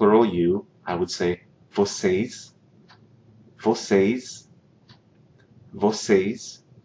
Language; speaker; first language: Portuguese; non-native, fluent; English